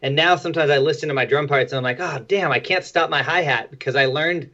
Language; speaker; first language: English; native; English